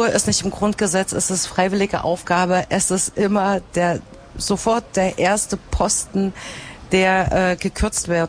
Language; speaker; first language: German; native; German